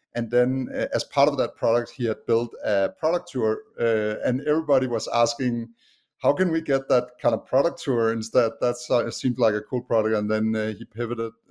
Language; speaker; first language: English; non-native, fluent; Danish